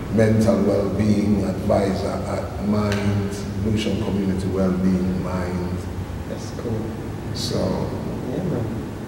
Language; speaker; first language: English; native; English